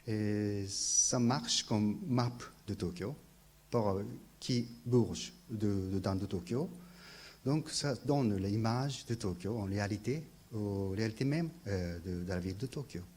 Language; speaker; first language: French; non-native, learner; Japanese